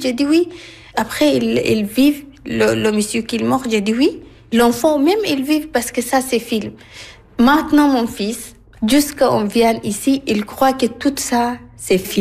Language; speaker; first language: French; non-native, learner; Arabic